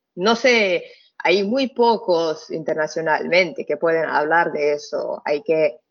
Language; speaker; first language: Spanish; non-native, fluent; Arabic